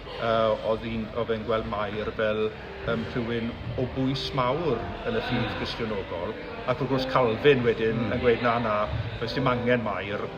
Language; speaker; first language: Welsh; native; Welsh